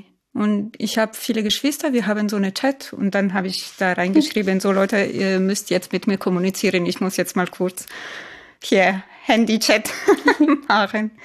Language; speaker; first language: German; non-native, fluent; Italian